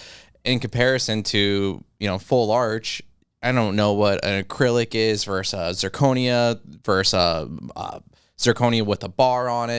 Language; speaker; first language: English; native; English